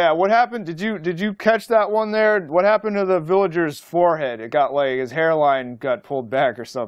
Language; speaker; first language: English; native; English